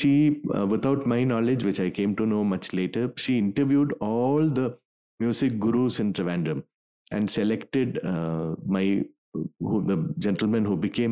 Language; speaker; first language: English; non-native, local second language; Malayalam